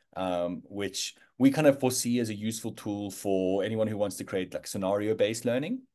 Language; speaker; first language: English; native; English